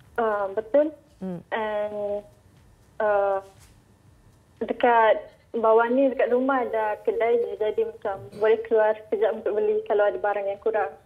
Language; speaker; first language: Malay; native; Malay